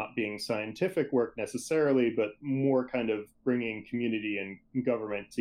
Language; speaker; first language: English; native; English